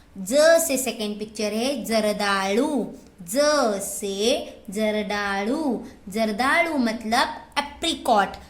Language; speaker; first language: Hindi; non-native, local second language; Marathi